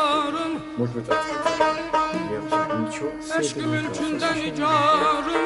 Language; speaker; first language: Russian; non-native, local second language; Azerbaijani